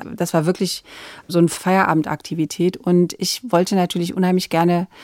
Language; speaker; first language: German; native; German